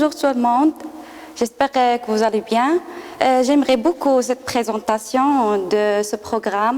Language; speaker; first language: French; non-native, learner; Arabic